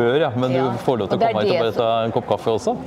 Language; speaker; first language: Norwegian; native; Norwegian